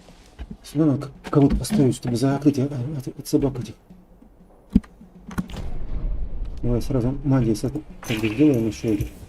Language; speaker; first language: Russian; native; Russian